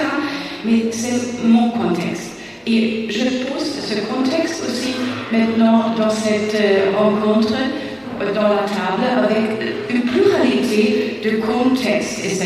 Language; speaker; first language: French; non-native, fluent; German